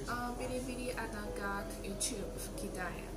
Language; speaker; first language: Russian; non-native, learner; Chinese